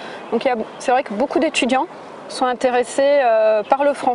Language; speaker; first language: French; native; French